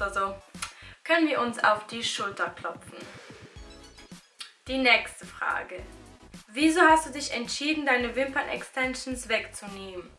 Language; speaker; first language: German; early bilingual, other home language; Albanian